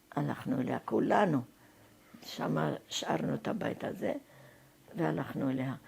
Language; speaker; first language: Hebrew; non-native, fluent; Arabic